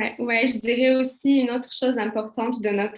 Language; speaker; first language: French; early bilingual, other home language; Kabyle